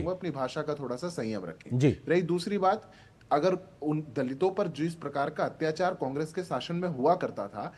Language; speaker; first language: Hindi; native; Hindi